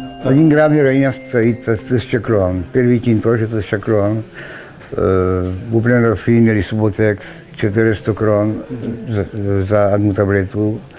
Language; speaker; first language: Russian; non-native, learner; Czech